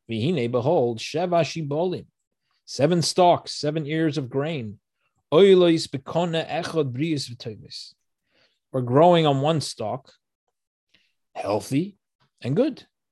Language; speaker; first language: English; native; English